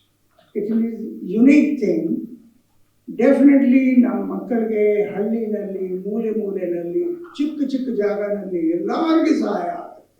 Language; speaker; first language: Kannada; non-native, local second language; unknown